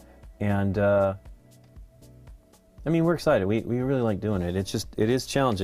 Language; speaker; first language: English; native; English